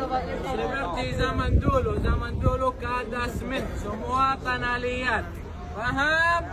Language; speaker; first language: Indonesian; non-native, learner; Arabic